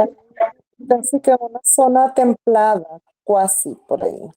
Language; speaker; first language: Portuguese; non-native, fluent; Spanish